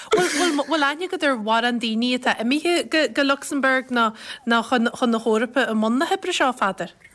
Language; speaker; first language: Irish; native; Irish